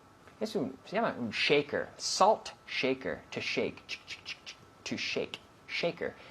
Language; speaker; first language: Spanish; non-native, fluent; English